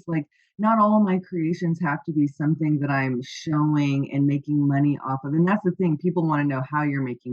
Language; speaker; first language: English; native; English